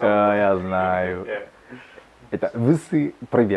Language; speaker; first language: Russian; non-native, learner; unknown